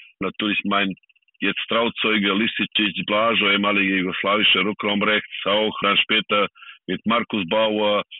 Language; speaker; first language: German; non-native, fluent; Serbian